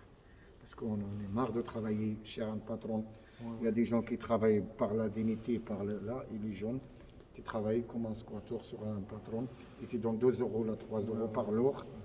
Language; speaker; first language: French; non-native, fluent; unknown